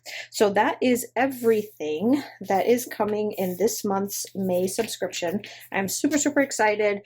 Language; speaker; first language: English; native; English